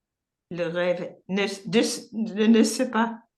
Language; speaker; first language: French; non-native, learner; English